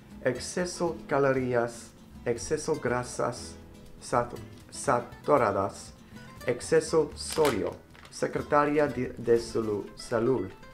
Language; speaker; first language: Spanish; non-native, learner; English